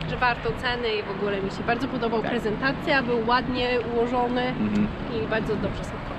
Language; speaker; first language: Polish; early bilingual, heritage; Polish